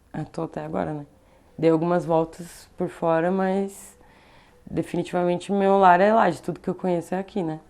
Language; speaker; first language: Portuguese; native; Portuguese